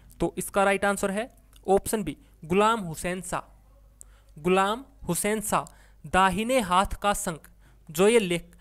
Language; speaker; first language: Hindi; native; Hindi